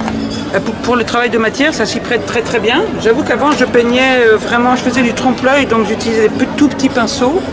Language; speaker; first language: French; native; French